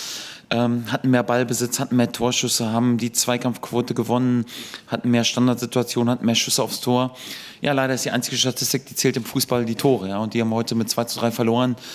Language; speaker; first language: German; native; German